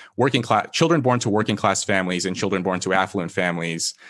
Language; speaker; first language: English; native; English